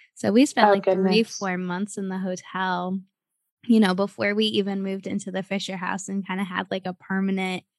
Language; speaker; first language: English; native; English